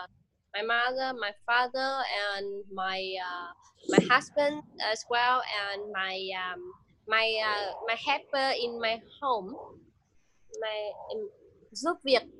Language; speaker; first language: English; non-native, learner; Vietnamese